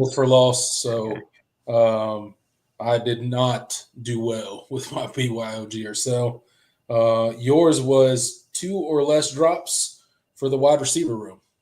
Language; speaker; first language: English; native; English